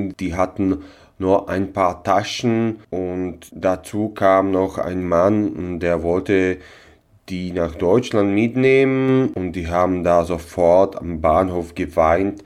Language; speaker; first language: German; non-native, local second language; Slovak